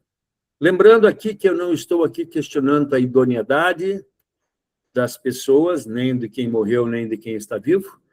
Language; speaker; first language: Portuguese; native; Portuguese